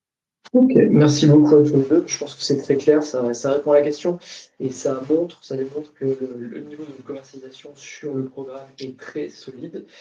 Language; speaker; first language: French; native; French